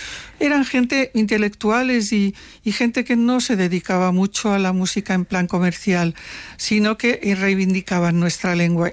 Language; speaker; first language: Spanish; non-native, local second language; Catalan